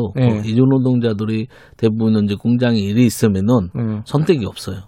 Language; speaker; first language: Korean; non-native, fluent; Bangla